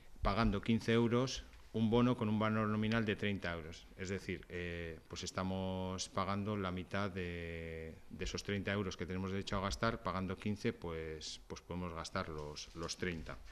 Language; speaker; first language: Spanish; native; Spanish